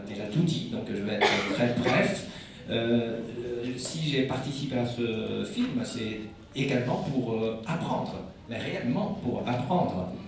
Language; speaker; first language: French; non-native, fluent; Chinese